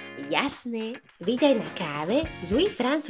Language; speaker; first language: Slovak; native; Slovak